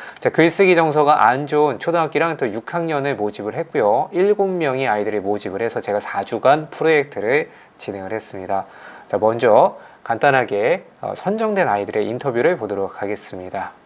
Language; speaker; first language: Korean; native; Korean